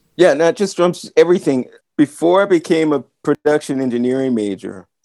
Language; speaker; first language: English; native; English